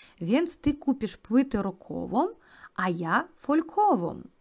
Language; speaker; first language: Polish; non-native, fluent; Russian